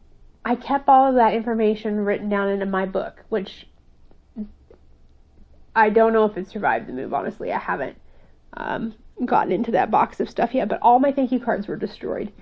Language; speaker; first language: English; native; English